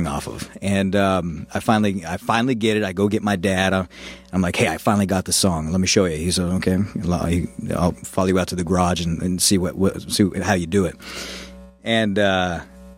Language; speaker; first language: English; native; English